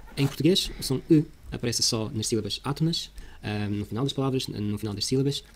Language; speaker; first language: Portuguese; non-native, fluent; Russian